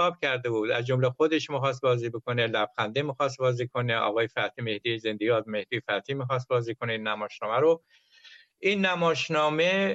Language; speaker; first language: Persian; native; Persian